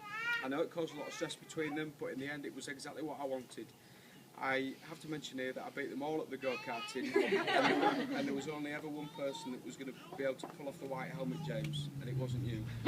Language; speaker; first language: English; native; English